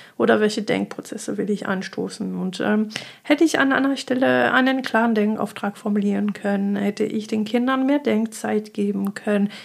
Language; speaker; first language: German; non-native, fluent; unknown